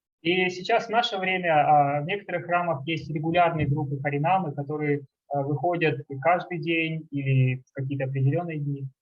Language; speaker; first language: Russian; native; Russian